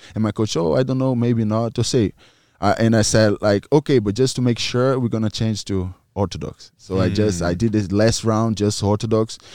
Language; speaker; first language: English; non-native, fluent; Portuguese